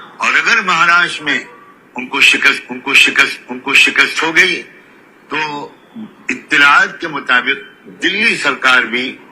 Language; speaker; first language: Urdu; native; Urdu